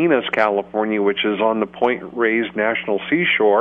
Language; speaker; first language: English; native; English